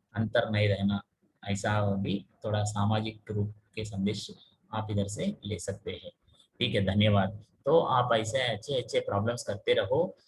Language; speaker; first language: Hindi; non-native, local second language; Telugu